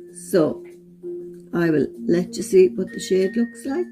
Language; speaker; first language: English; native; English